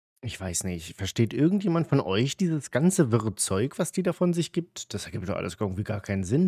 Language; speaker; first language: German; native; German